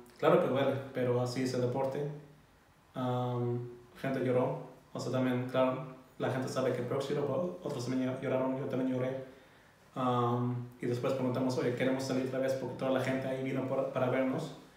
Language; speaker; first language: Spanish; non-native, fluent; German